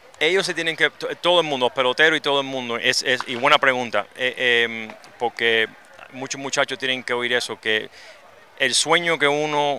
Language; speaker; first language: Spanish; early bilingual, other home language; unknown